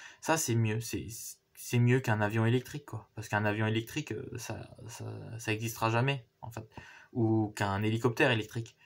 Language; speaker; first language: French; native; French